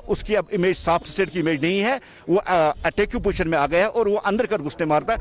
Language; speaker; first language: Hindi; non-native, local second language; Kashmiri